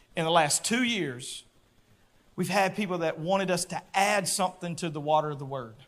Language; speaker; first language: English; native; English